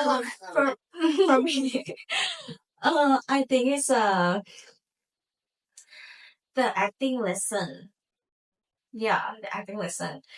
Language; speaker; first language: English; non-native, learner; Thai